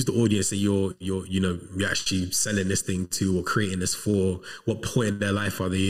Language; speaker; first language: English; native; English